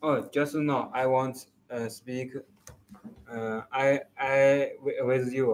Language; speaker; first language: English; non-native, learner; Chinese